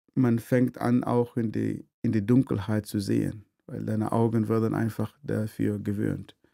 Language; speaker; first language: German; non-native, fluent; Arabic